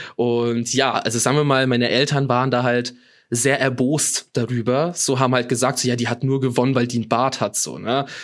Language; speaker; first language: German; early bilingual, other home language; Russian